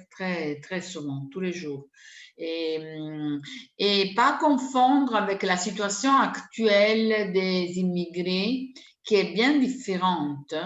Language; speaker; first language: French; non-native, fluent; Italian